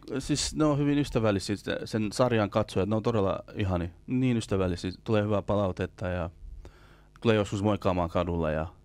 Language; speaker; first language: Finnish; early bilingual, other home language; Kurdish